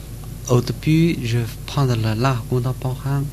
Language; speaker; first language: French; non-native, learner; Chinese